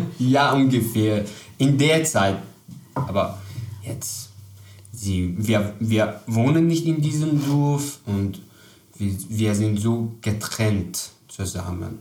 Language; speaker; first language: German; non-native, learner; Persian